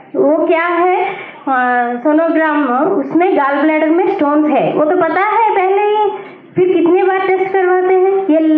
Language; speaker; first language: Hindi; non-native, local second language; Telugu